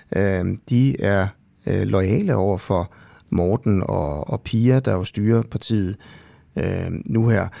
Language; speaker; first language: Danish; native; Danish